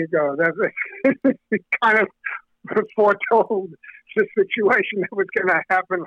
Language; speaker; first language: English; native; English